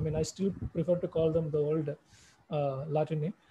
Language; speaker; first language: English; non-native, local second language; Malayalam